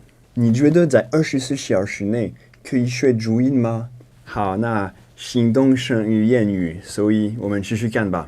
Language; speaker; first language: Chinese; non-native, fluent; French